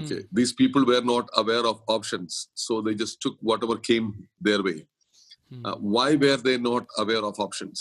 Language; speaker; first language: English; non-native, local second language; Malayalam